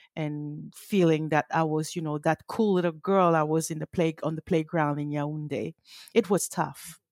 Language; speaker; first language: English; early bilingual, other home language; French